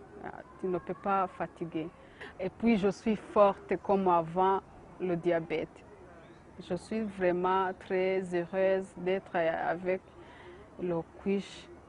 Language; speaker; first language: French; non-native, learner; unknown